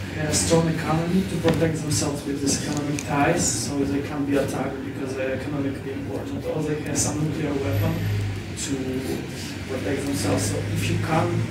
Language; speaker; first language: English; non-native, fluent; Russian